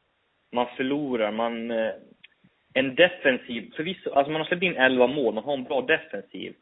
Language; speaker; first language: Swedish; native; Swedish